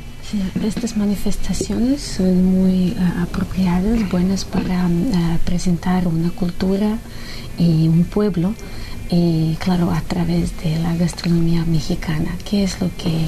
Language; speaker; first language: Spanish; non-native, fluent; Serbian